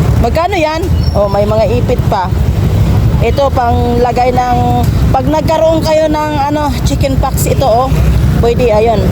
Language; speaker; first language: Filipino; native; Filipino